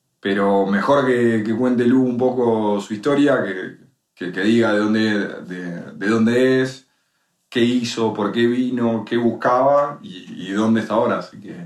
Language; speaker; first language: Spanish; native; Spanish